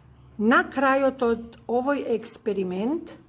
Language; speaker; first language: Macedonian; native; Macedonian